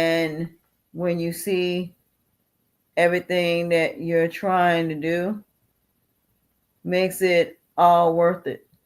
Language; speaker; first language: English; native; English